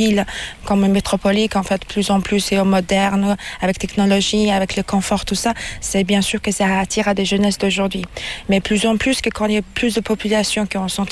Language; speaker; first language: French; non-native, fluent; Mongolian